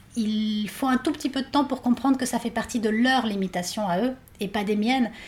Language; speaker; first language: French; non-native, fluent; Spanish